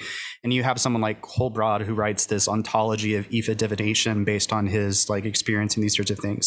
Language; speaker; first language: English; native; English